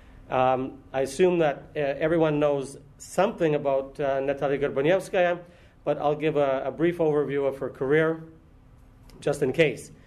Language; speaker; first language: English; native; English